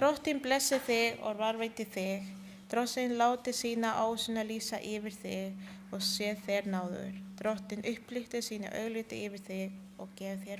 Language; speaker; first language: Icelandic; non-native, learner; Spanish